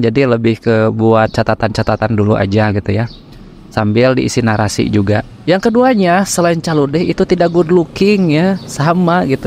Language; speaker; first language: Indonesian; native; Indonesian